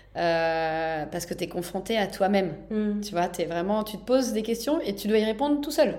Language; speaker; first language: French; native; French